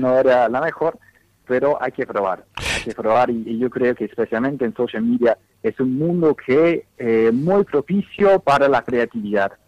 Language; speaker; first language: Spanish; non-native, fluent; English